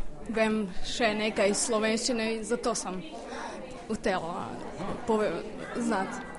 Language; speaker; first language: Slovenian; early bilingual, heritage; Croatian